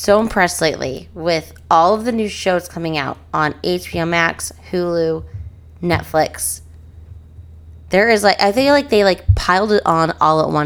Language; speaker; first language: English; native; English